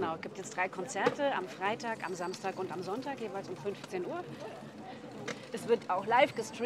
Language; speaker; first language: German; native; German